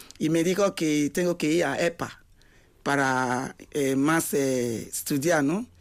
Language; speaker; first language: Spanish; non-native, learner; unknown